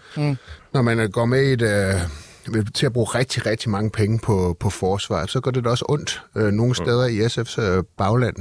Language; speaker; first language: Danish; native; Danish